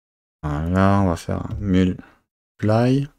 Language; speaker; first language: French; native; French